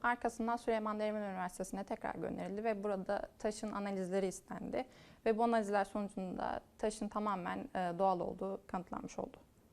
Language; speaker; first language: Turkish; native; Turkish